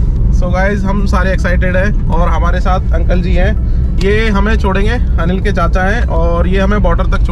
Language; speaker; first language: Hindi; native; Hindi